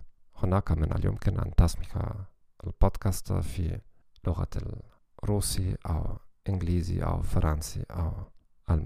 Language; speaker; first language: Arabic; non-native, learner; German